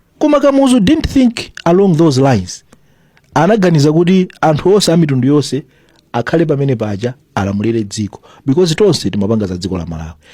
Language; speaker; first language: Nyanja; native; Nyanja